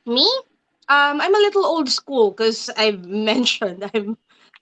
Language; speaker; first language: English; non-native, local second language; Filipino